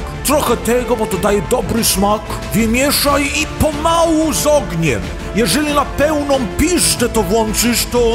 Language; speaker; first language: Polish; early bilingual, heritage; Polish